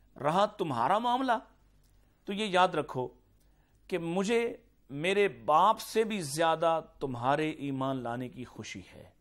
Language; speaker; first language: Urdu; native; Urdu